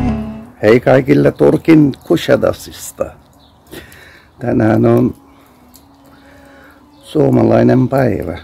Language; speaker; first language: Finnish; non-native, fluent; Turkish